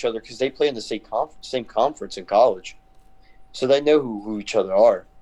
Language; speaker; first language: English; native; English